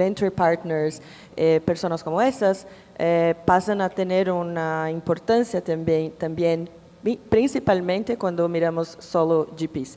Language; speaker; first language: Spanish; non-native, fluent; Portuguese